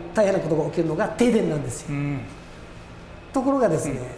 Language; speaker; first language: Japanese; native; Japanese